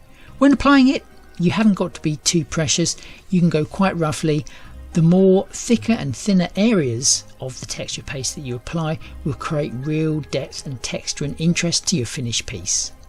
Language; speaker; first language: English; native; English